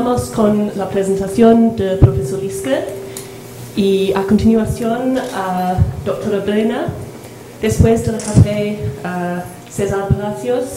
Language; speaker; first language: Spanish; non-native, learner; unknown